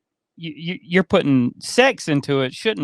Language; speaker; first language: English; native; English